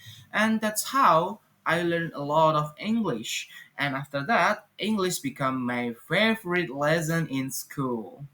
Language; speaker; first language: English; non-native, fluent; Indonesian